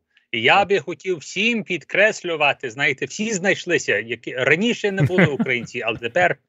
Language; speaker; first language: Ukrainian; early bilingual, heritage; Ukrainian